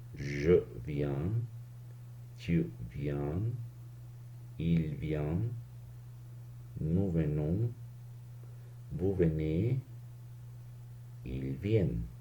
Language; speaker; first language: French; non-native, fluent; Spanish